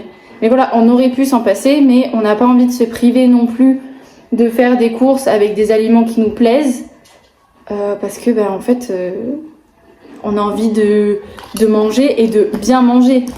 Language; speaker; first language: French; native; French